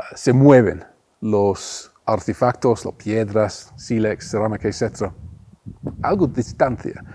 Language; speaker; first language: Spanish; non-native, fluent; English